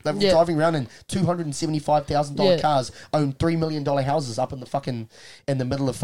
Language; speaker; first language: English; native; English